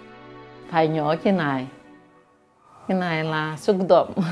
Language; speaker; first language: Vietnamese; early bilingual, heritage; Vietnamese